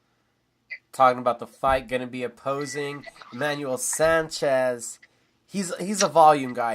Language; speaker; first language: English; native; English